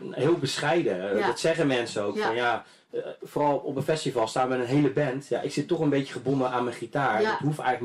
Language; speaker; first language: Dutch; native; Dutch